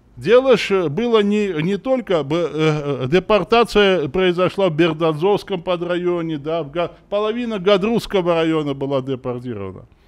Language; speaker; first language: Russian; non-native, local second language; Armenian